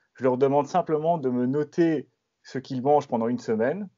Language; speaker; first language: French; native; French